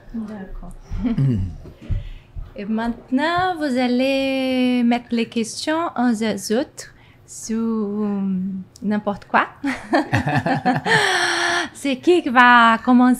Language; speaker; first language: French; non-native, fluent; Portuguese